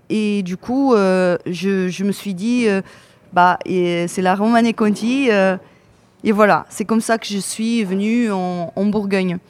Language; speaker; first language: French; non-native, fluent; Portuguese